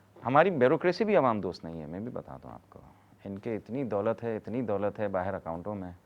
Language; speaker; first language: Urdu; native; Urdu